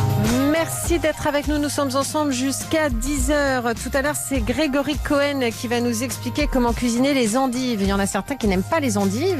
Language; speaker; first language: French; native; French